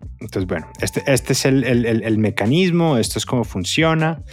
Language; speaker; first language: Spanish; native; Spanish